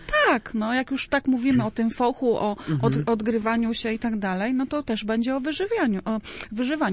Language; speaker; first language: Polish; native; Polish